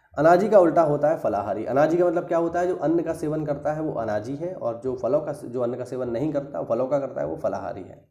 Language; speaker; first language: Hindi; native; Hindi